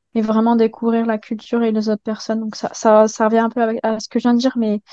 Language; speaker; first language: French; native; French